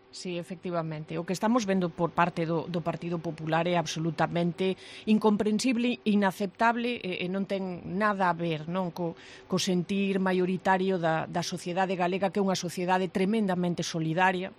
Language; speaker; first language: Galician; native; Galician